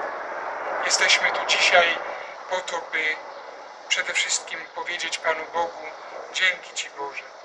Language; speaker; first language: Polish; native; Polish